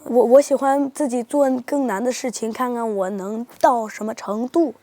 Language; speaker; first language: Chinese; early bilingual, heritage; Spanish